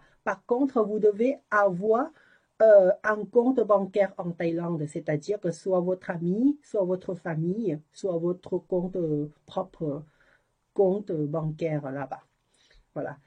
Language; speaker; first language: French; non-native, learner; Thai